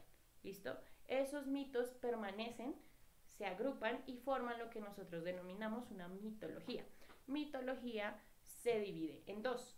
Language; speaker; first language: Spanish; native; Spanish